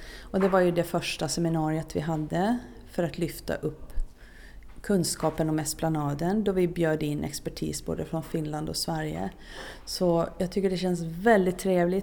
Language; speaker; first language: Swedish; native; Swedish